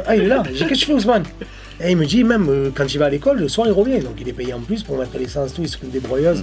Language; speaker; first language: French; native; French